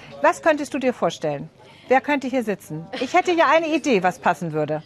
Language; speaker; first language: German; native; German